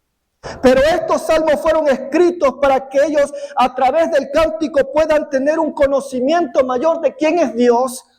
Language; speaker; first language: Spanish; native; Spanish